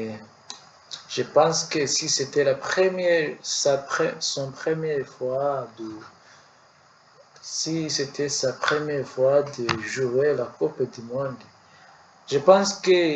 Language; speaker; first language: French; non-native, learner; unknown